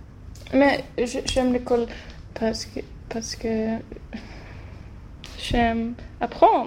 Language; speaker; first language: French; non-native, learner; Swedish